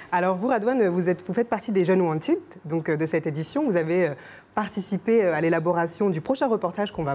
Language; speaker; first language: French; native; French